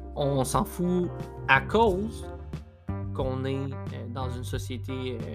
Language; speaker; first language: French; native; French